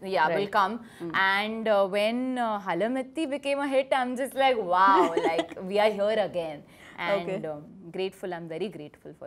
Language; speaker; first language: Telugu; non-native, fluent; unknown